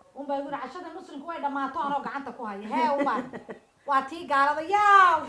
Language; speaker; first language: Somali; native; Somali